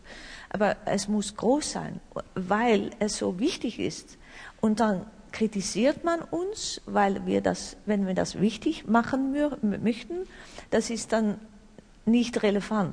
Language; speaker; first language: German; non-native, learner; Dutch